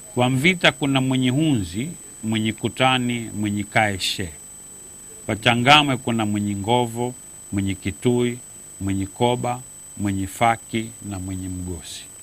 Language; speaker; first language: Swahili; native; Swahili